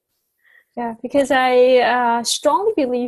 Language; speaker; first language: English; non-native, fluent; Vietnamese